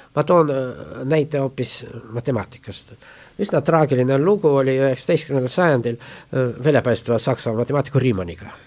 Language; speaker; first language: Estonian; non-native, local second language; Russian